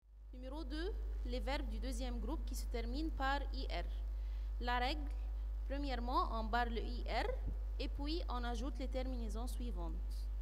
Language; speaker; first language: French; non-native, fluent; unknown